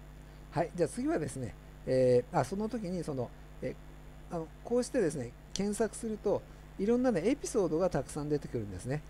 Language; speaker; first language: Japanese; native; Japanese